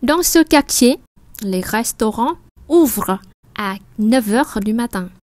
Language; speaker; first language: French; non-native, fluent; Vietnamese